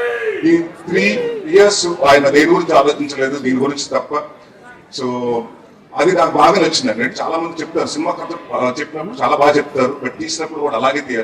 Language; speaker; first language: Telugu; native; Telugu